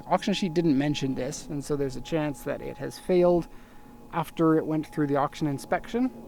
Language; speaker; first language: English; native; English